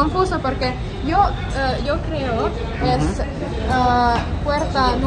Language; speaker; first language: Spanish; non-native, learner; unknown